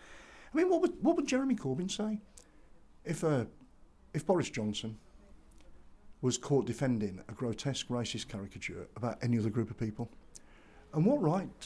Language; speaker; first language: English; native; English